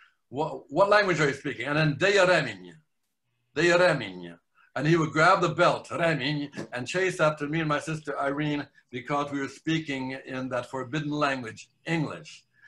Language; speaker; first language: English; native; English